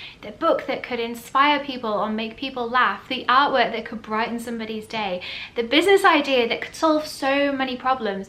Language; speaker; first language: English; native; English